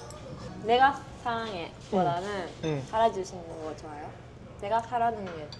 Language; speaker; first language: Korean; non-native, fluent; Japanese